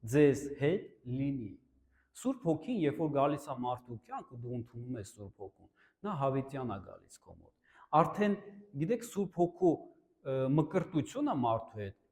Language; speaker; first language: Armenian; native; Armenian